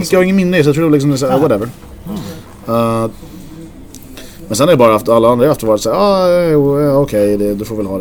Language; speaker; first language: Swedish; native; Swedish